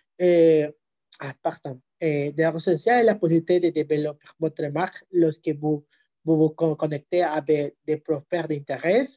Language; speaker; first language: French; non-native, learner; Spanish